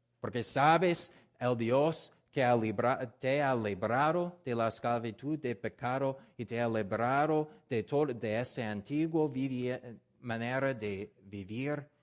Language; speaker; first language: Spanish; non-native, learner; English